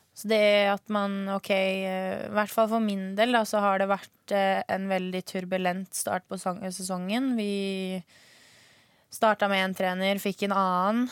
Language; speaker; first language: Norwegian; early bilingual, other home language; Swedish